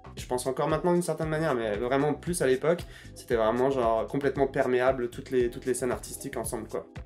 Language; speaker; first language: French; native; French